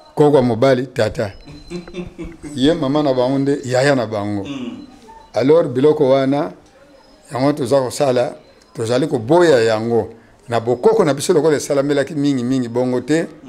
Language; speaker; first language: Lingala; non-native, local second language; Kongo